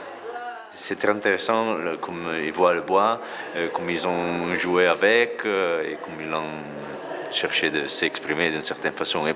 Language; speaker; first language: French; non-native, fluent; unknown